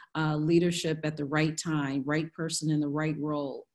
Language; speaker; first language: English; native; English